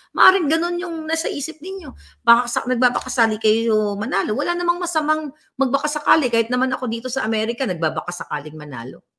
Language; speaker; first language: Filipino; native; Filipino